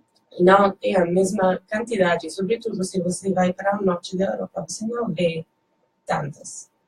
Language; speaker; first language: Portuguese; non-native, learner; Dutch